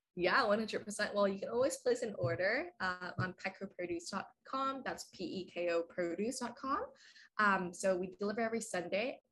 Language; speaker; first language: English; non-native, fluent; Vietnamese